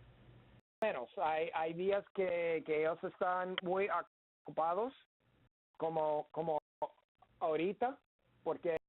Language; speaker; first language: Spanish; non-native, learner; English